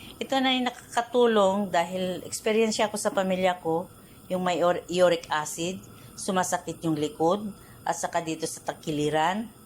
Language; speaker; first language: Filipino; non-native, local second language; Iloko